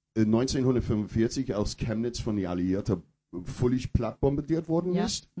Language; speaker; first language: German; non-native, fluent; English